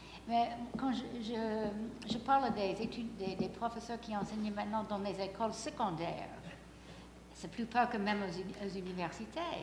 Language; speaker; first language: French; non-native, fluent; English